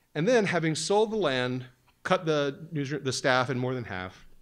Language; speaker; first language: English; native; English